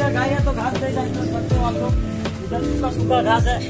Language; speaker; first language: Hindi; non-native, local second language; Bangla